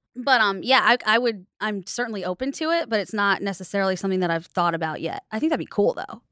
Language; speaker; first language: English; native; English